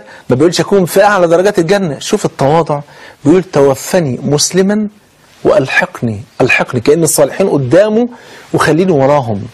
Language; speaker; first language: Arabic; native; Arabic